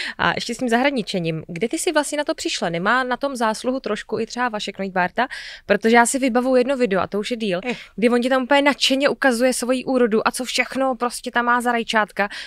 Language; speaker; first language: Czech; native; Czech